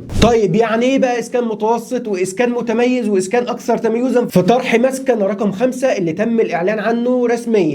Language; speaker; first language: Arabic; native; Arabic